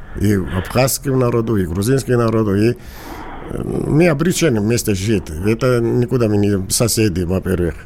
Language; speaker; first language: Russian; non-native, local second language; Georgian